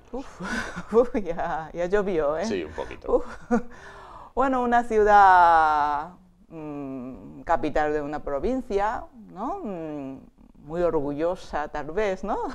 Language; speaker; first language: Spanish; non-native, fluent; Japanese